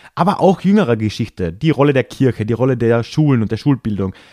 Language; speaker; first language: German; native; German